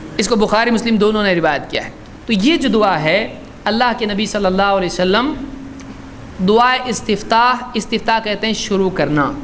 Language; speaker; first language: Urdu; native; Urdu